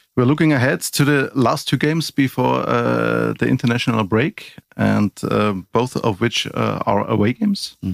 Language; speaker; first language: English; non-native, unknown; German